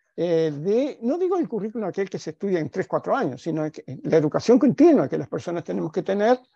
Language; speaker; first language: Spanish; native; Spanish